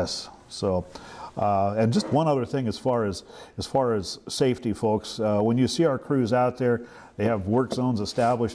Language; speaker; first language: English; native; English